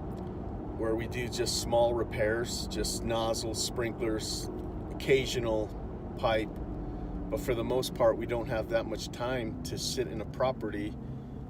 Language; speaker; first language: English; native; English